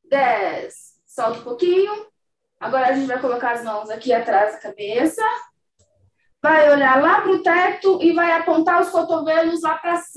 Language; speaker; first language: Portuguese; native; Portuguese